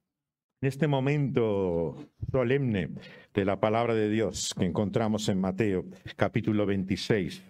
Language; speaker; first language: Spanish; native; Spanish